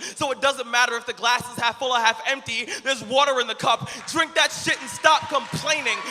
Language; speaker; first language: English; native; English